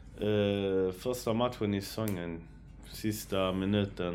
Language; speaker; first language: Swedish; early bilingual, other home language; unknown